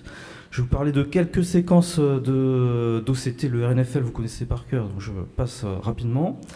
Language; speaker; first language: French; native; French